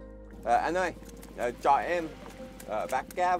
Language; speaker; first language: Vietnamese; non-native, learner; English